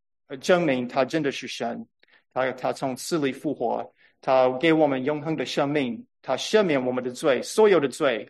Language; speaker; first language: Chinese; non-native, fluent; English